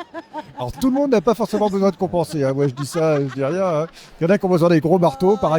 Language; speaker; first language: French; native; French